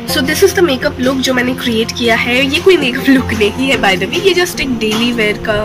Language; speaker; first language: Hindi; non-native, local second language; Bangla